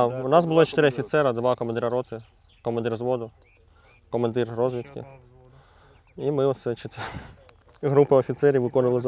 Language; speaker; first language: Ukrainian; native; Ukrainian